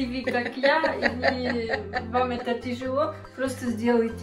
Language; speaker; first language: Russian; early bilingual, heritage; Russian